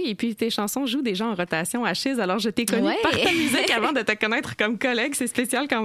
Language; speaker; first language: French; native; French